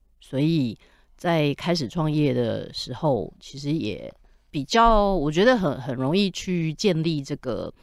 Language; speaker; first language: Chinese; native; Chinese